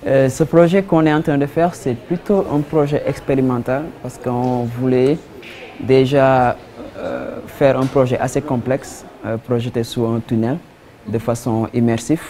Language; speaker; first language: French; non-native, local second language; Wolof